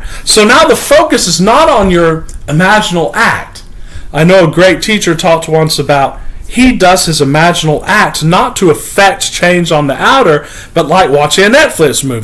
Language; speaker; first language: English; native; English